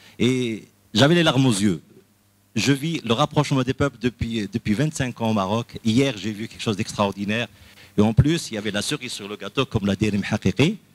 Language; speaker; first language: French; non-native, local second language; Arabic